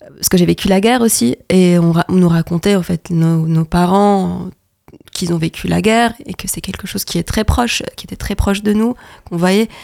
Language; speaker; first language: French; non-native, local second language; Arabic